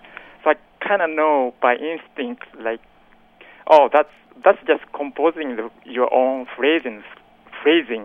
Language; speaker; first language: English; non-native, fluent; Japanese